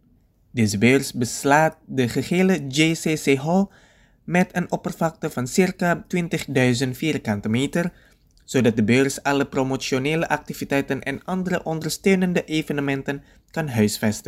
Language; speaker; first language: Dutch; non-native, fluent; Indonesian